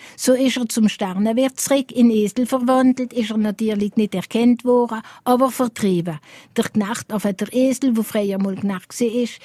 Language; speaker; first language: German; non-native, local second language; Swiss German